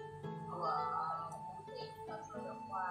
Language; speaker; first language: Chinese; non-native, learner; Vietnamese